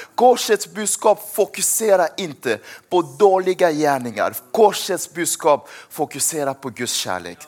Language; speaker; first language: Swedish; early bilingual, other home language; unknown